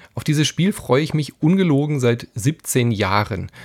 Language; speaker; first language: German; native; German